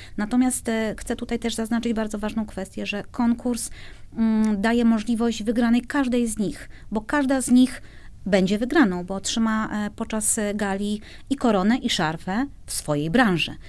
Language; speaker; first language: Polish; native; Polish